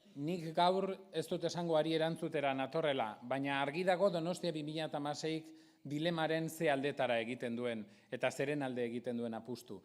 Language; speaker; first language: Basque; non-native, local second language; Spanish